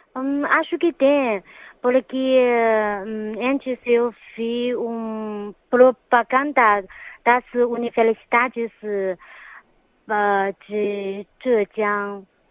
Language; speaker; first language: Portuguese; non-native, fluent; Chinese